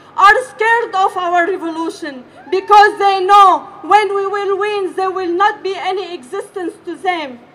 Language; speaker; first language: English; non-native, fluent; Arabic